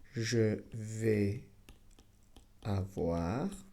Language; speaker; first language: French; non-native, fluent; Spanish